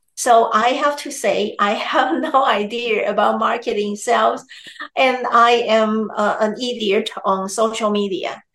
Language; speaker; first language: English; non-native, fluent; Chinese